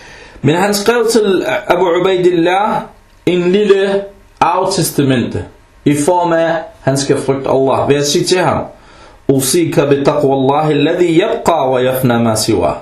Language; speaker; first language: Danish; early bilingual, other home language; Arabic